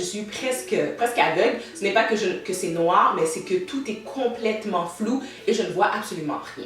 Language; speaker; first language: French; native; French